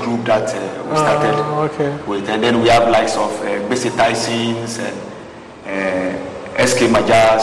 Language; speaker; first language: English; non-native, local second language; Ga